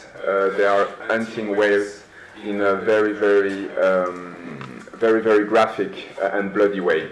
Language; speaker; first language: English; non-native, fluent; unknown